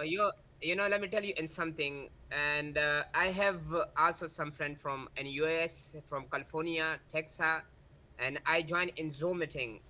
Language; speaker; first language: English; non-native, learner; Pashto